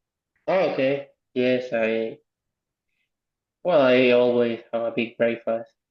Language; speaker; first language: English; non-native, learner; Spanish